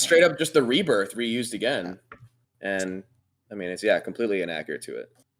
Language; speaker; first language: English; native; English